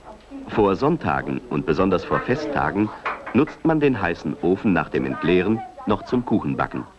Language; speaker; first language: German; native; German